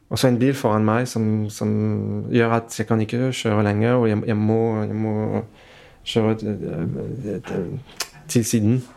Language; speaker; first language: Norwegian; non-native, fluent; French